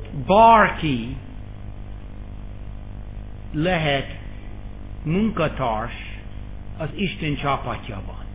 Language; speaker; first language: Hungarian; non-native, fluent; English